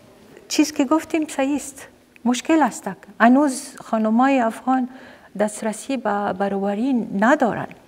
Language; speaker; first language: Persian; non-native, fluent; Arabic